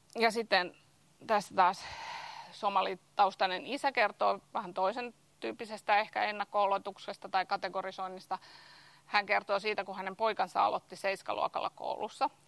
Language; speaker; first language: Finnish; native; Finnish